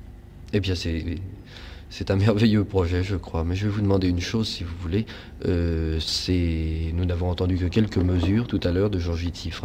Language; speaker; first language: French; native; French